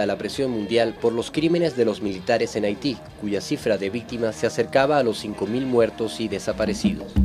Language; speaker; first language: Spanish; native; Spanish